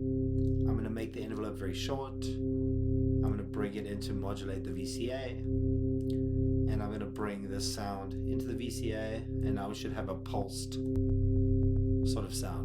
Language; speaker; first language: English; native; English